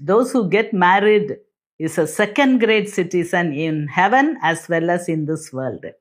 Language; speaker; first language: English; non-native, local second language; Tamil